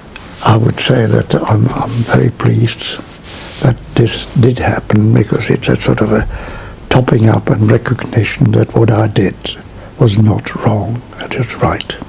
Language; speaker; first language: English; non-native, fluent; Czech